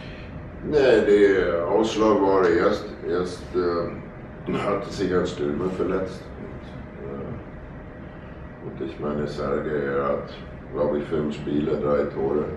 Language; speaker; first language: German; non-native, fluent; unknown